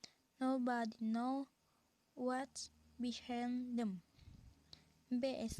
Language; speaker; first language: English; non-native, learner; Indonesian